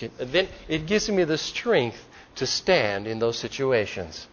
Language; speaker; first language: English; native; English